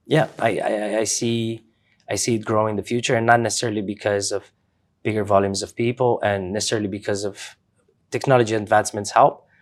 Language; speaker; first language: English; non-native, fluent; Romanian